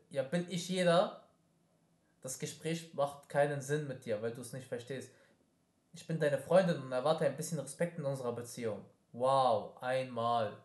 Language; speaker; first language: German; early bilingual, other home language; Arabic